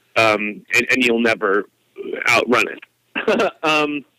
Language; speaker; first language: English; native; English